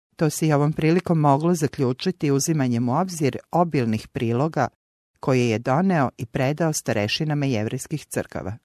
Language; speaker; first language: Serbian; native; Serbian